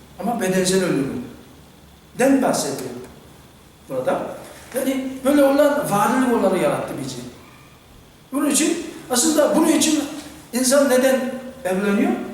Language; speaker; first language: Turkish; non-native, fluent; Korean